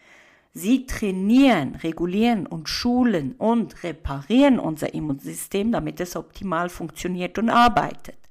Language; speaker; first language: German; native; German